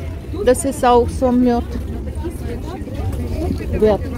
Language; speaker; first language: German; non-native, fluent; Russian